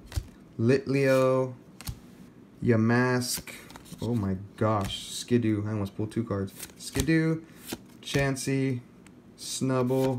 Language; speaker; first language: English; native; English